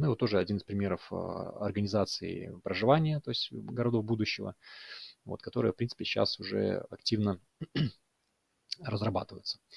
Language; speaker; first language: Russian; native; Russian